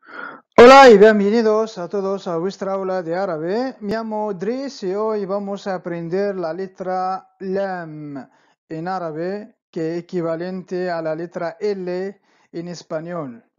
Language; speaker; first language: Spanish; non-native, fluent; Arabic